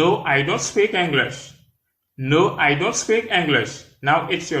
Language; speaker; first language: English; non-native, learner; Haitian Creole